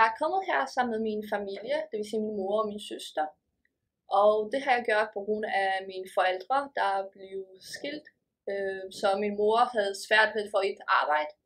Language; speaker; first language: Danish; early bilingual, other home language; Polish